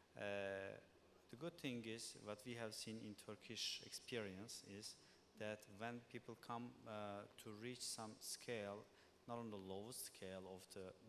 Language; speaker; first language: English; non-native, fluent; Turkish